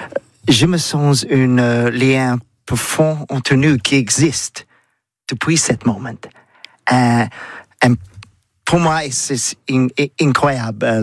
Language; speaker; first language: French; non-native, learner; English